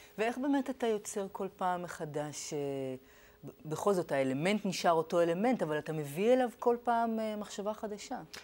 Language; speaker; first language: Hebrew; native; Hebrew